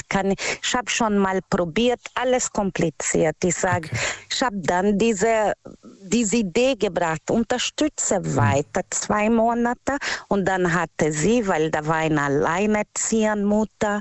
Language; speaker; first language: German; non-native, fluent; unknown